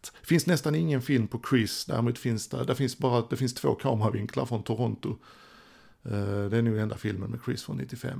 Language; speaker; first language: Swedish; native; Swedish